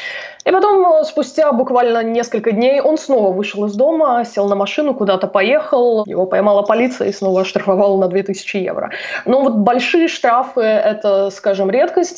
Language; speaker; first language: Russian; native; Russian